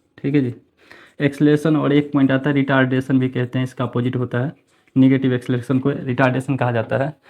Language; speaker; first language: Hindi; native; Hindi